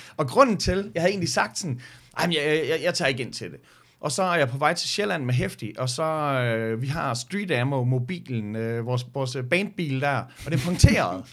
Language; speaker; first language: Danish; native; Danish